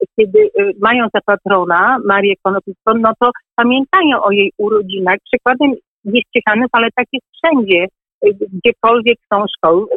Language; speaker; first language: Polish; native; Polish